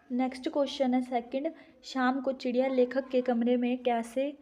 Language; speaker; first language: Hindi; non-native, local second language; Punjabi